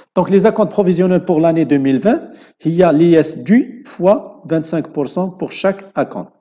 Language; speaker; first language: French; non-native, local second language; Arabic